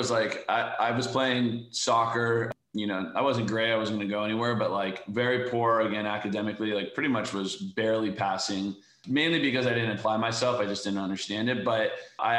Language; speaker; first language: English; native; English